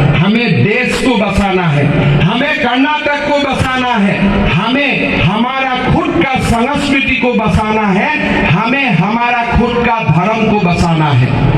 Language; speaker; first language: Hindi; non-native, local second language; Assamese